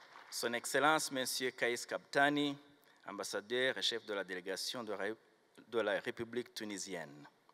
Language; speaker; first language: French; non-native, local second language; Kinyarwanda